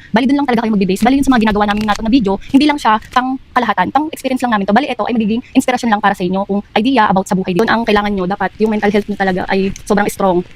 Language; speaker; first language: Filipino; native; Filipino